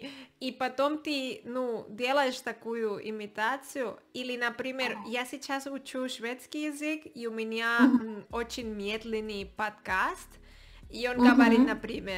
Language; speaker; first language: Russian; non-native, learner; Spanish